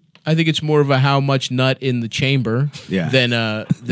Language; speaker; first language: English; native; English